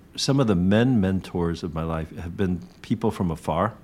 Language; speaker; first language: English; early bilingual, other home language; Korean